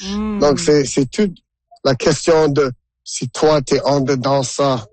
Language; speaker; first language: French; non-native, local second language; English